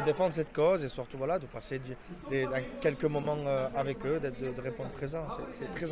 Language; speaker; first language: French; native; French